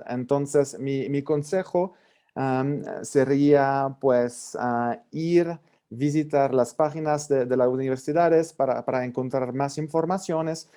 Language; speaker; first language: Spanish; non-native, fluent; French